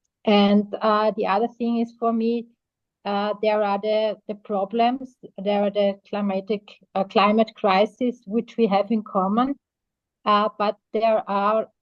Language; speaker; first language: English; non-native, fluent; German